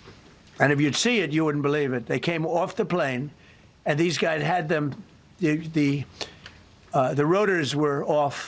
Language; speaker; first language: English; native; English